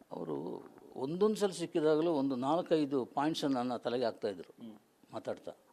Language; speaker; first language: Kannada; native; Kannada